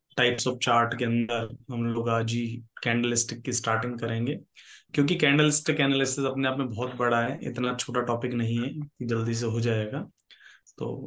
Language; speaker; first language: Hindi; native; Hindi